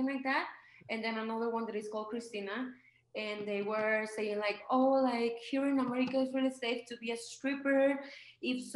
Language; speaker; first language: English; non-native, fluent; Spanish